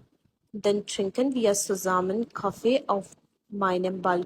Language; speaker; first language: German; non-native, fluent; Urdu